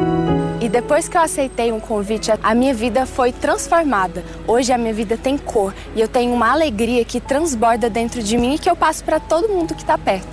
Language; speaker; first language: Portuguese; early bilingual, other home language; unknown